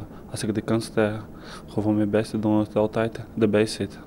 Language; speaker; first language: Dutch; non-native, learner; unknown